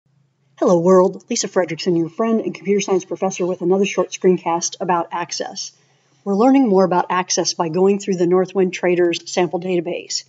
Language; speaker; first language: English; native; English